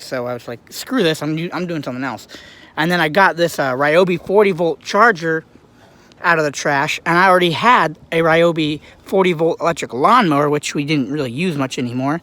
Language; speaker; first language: English; native; English